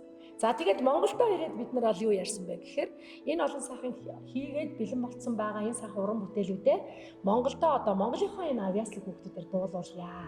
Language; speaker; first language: Mongolian; native; Mongolian